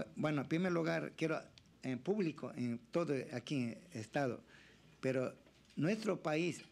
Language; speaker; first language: Spanish; non-native, local second language; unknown